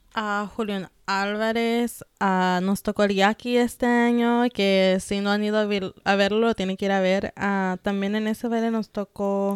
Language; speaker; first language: Spanish; early bilingual, heritage; Spanish